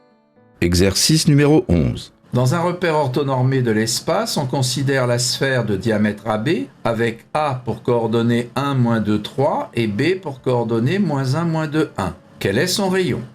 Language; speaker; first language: French; native; French